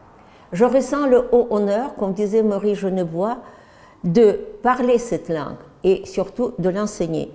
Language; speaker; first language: French; non-native, fluent; Russian